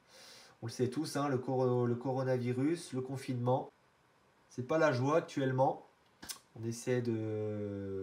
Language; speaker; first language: French; native; French